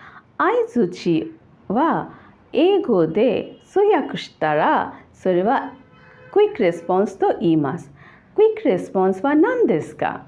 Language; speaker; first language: Japanese; non-native, learner; Bangla